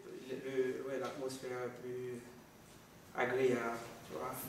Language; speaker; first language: French; non-native, local second language; Haitian Creole